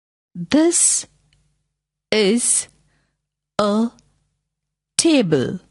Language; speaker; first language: English; non-native, fluent; Marathi